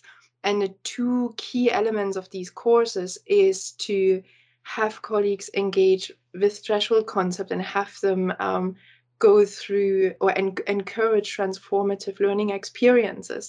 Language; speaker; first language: English; non-native, fluent; German